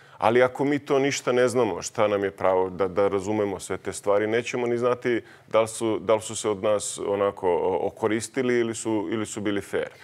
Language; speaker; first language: Bosnian; native; Bosnian